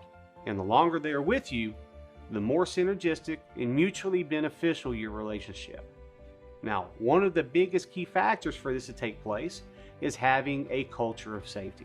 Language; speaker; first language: English; native; English